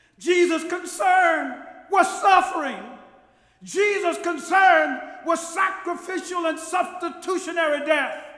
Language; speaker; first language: English; native; English